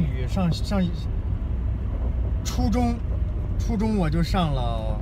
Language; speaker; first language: Chinese; native; Chinese